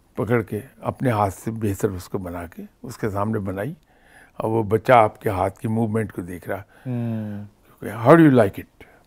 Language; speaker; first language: Urdu; non-native, local second language; Punjabi